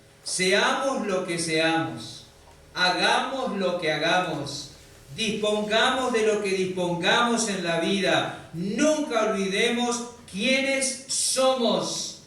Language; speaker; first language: Spanish; native; Spanish